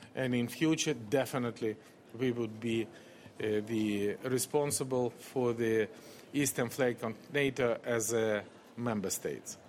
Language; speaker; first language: English; non-native, fluent; Russian